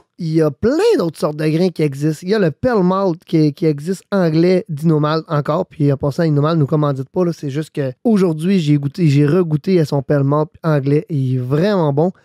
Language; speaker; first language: French; native; French